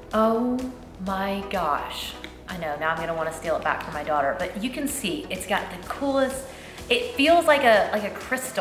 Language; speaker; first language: English; native; English